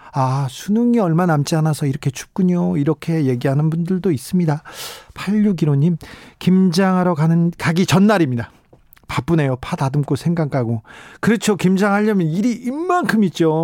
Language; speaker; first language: Korean; native; Korean